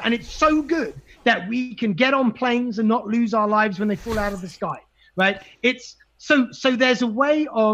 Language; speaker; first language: English; native; English